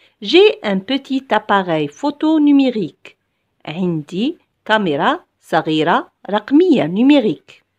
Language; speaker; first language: French; non-native, local second language; Arabic